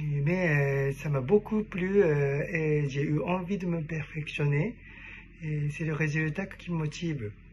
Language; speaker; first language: French; non-native, fluent; Japanese